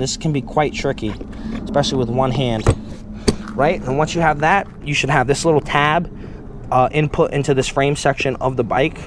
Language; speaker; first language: English; native; English